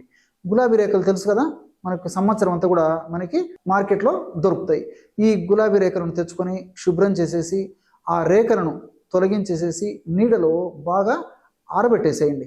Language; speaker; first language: Telugu; native; Telugu